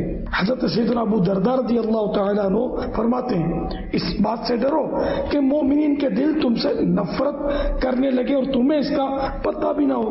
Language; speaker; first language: Urdu; native; Urdu